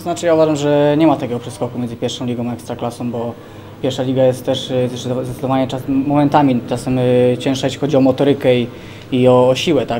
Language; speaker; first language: Polish; native; Polish